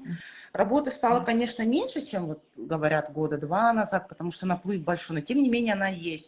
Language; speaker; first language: Russian; native; Russian